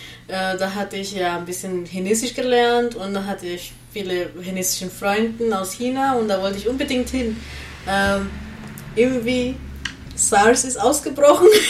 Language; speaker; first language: German; non-native, learner; Spanish